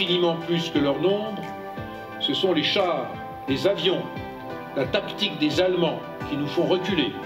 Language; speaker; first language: French; native; French